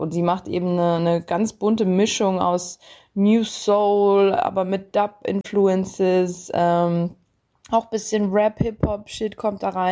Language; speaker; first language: German; native; German